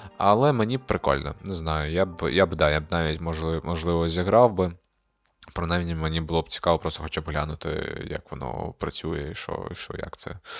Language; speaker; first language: Ukrainian; non-native, local second language; Russian